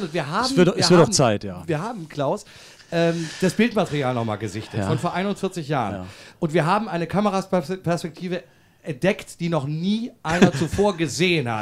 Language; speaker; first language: German; native; German